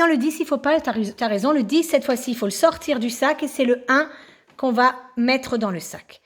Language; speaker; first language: French; native; French